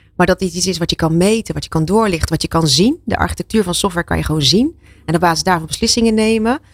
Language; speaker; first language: Dutch; native; Dutch